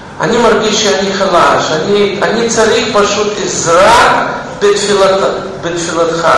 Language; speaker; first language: Hebrew; non-native, fluent; Russian